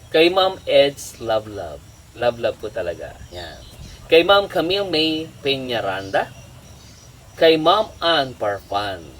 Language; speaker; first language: Filipino; non-native, local second language; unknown